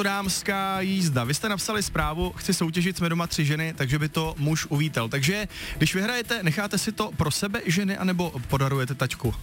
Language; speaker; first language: Czech; native; Czech